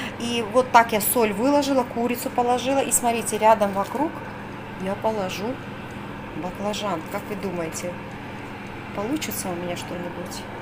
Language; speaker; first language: Russian; native; Russian